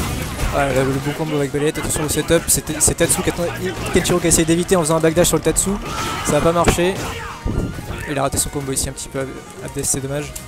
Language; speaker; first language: French; native; French